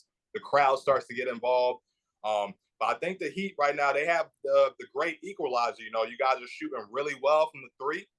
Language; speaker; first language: English; native; English